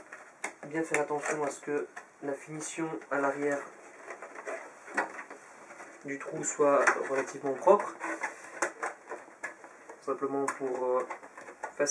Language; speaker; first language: French; native; French